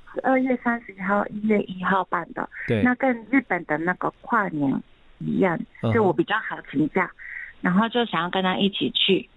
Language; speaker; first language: Chinese; non-native, fluent; Japanese